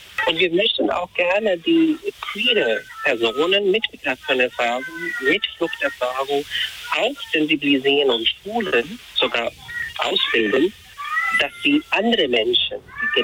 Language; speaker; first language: German; non-native, fluent; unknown